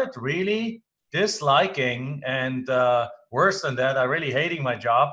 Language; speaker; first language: English; non-native, fluent; German